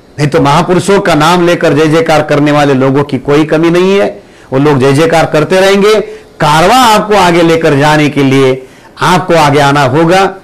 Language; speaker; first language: Hindi; non-native, local second language; Marathi